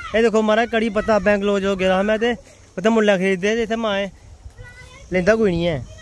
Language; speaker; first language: Punjabi; non-native, local second language; Dogri